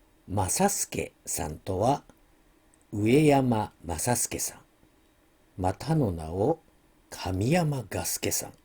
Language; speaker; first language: Japanese; native; Japanese